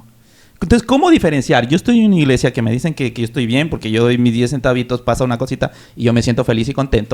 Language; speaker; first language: Spanish; native; Spanish